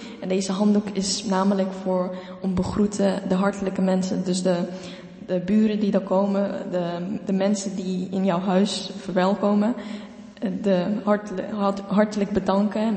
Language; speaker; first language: Dutch; non-native, fluent; Ukrainian